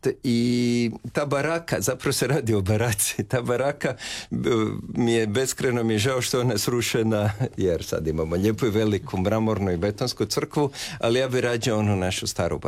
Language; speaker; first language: Serbian; native; Serbian